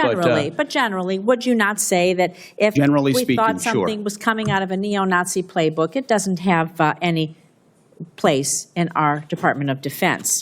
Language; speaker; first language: English; native; English